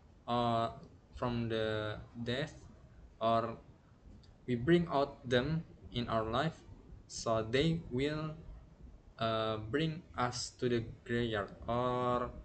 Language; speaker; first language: English; non-native, learner; Indonesian